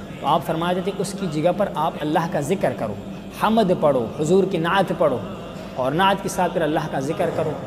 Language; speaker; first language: Urdu; non-native, local second language; Pashto